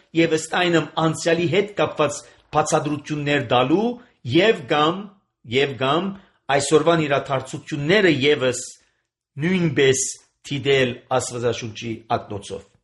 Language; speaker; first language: Armenian; native; Armenian